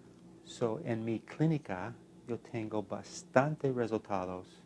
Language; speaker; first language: Spanish; non-native, learner; English